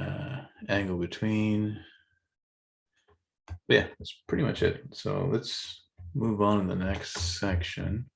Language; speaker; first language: English; native; English